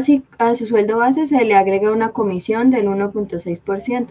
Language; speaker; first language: Spanish; native; Spanish